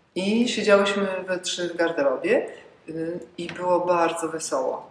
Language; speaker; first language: Polish; native; Polish